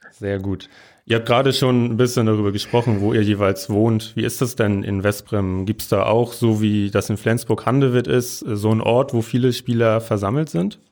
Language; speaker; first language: German; native; German